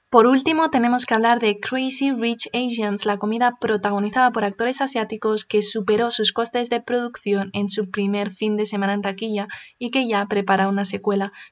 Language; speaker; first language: Spanish; early bilingual, other home language; Chinese